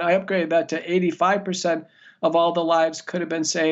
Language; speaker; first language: English; native; English